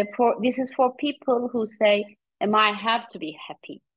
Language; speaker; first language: English; non-native, fluent; Turkish